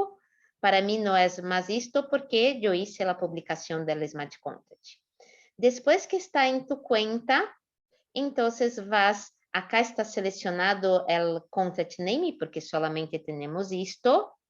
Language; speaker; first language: Spanish; non-native, fluent; Portuguese